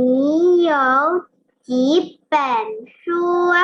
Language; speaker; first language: Chinese; non-native, learner; Indonesian